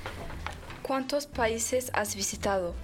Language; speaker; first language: Spanish; non-native, learner; French